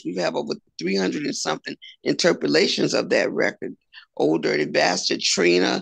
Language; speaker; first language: English; native; English